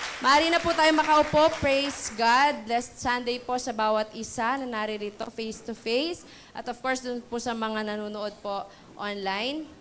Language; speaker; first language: Filipino; native; Filipino